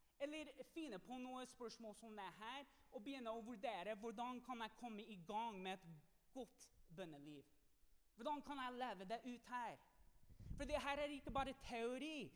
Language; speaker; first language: Norwegian; non-native, fluent; English